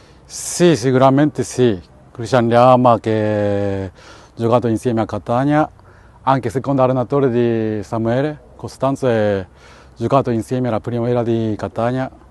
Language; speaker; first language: Italian; non-native, learner; Japanese